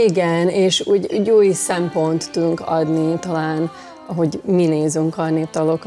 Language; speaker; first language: Hungarian; early bilingual, heritage; English